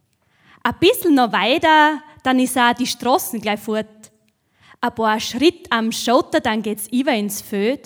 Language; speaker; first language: German; native; German